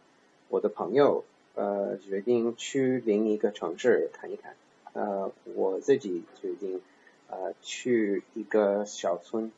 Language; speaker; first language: Chinese; non-native, learner; English